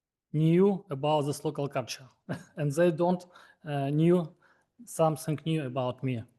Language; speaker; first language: English; non-native, learner; Russian